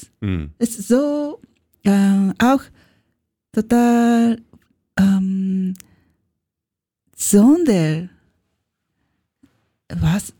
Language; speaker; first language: German; non-native, learner; Japanese